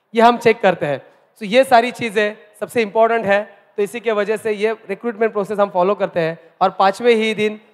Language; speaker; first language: Hindi; non-native, local second language; Marathi